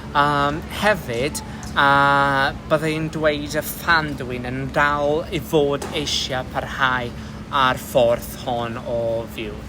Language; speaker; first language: Welsh; non-native, learner; English